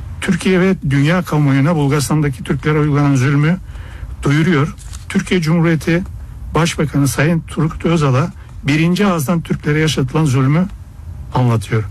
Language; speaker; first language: Turkish; early bilingual, heritage; Turkish